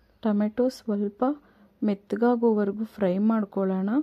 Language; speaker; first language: Kannada; native; Kannada